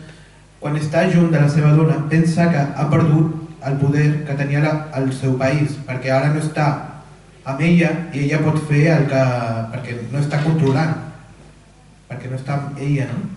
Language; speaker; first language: Catalan; early bilingual, other home language; Urdu